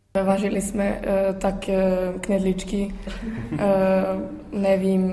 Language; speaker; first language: Czech; early bilingual, heritage; Serbian